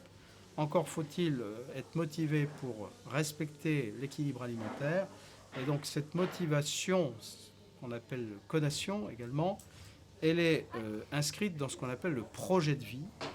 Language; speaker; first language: French; native; French